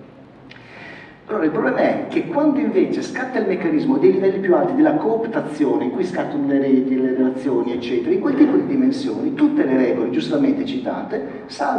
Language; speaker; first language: Italian; native; Italian